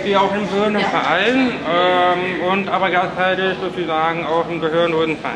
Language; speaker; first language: German; native; German